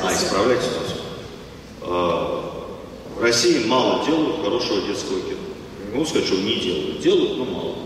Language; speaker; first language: Russian; native; Russian